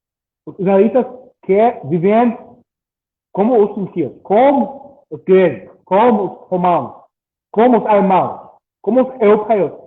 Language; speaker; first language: Portuguese; non-native, learner; English